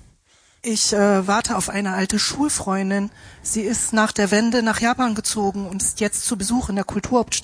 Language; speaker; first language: German; native; German